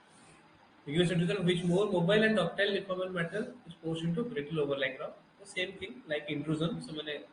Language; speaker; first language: Hindi; non-native, local second language; Odia